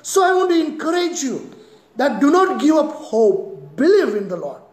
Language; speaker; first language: English; non-native, local second language; Marathi